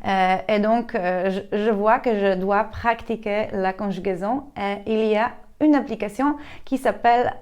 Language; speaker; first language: French; non-native, fluent; Polish